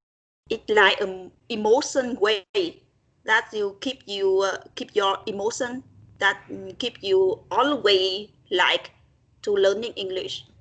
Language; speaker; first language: English; non-native, learner; Vietnamese